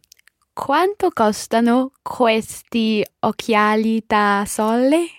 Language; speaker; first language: Italian; non-native, learner; English